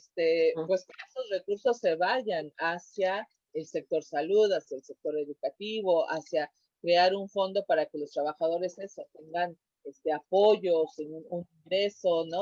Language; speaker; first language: Spanish; native; Spanish